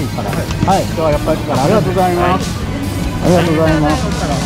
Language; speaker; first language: Japanese; native; Japanese